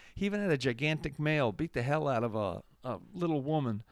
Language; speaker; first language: English; native; English